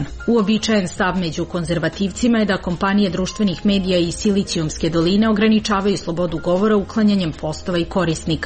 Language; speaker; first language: Serbian; native; Serbian